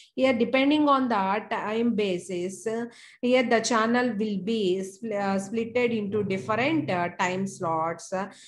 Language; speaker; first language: English; non-native, local second language; Telugu